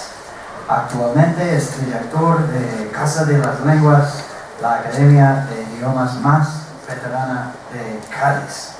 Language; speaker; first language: Spanish; non-native, fluent; English